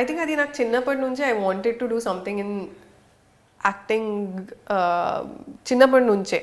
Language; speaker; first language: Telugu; non-native, local second language; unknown